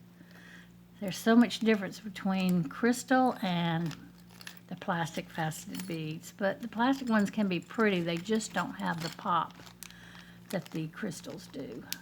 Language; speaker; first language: English; native; English